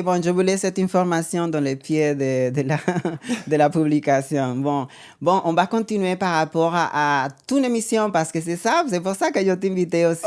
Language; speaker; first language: French; non-native, learner; Spanish